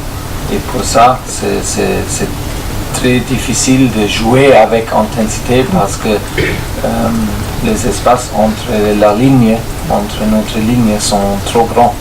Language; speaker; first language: French; non-native, fluent; German